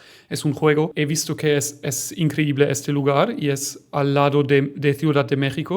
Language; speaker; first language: Spanish; non-native, fluent; German